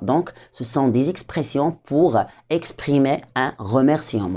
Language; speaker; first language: French; non-native, local second language; Arabic